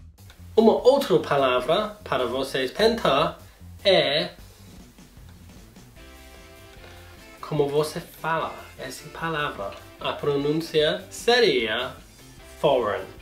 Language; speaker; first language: Portuguese; non-native, fluent; English